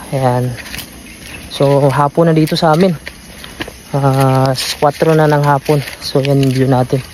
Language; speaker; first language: Filipino; non-native, local second language; Cebuano